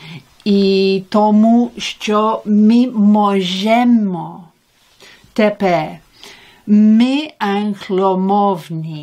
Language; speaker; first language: Ukrainian; non-native, learner; English